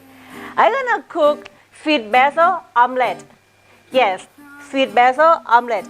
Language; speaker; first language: English; non-native, fluent; Thai